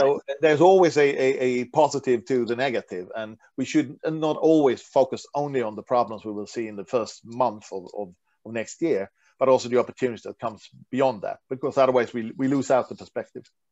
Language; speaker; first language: English; non-native, fluent; Swedish